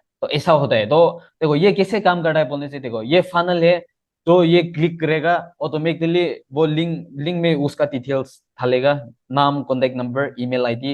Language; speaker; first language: Hindi; non-native, local second language; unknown